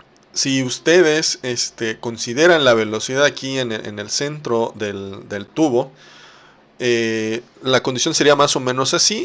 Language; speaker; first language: Spanish; native; Spanish